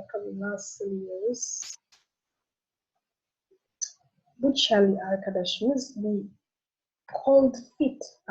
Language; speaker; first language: Turkish; non-native, learner; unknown